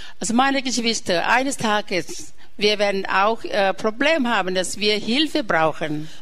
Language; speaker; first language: German; non-native, learner; Thai